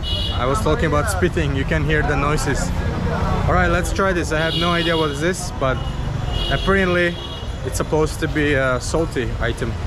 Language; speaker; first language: English; non-native, fluent; Azerbaijani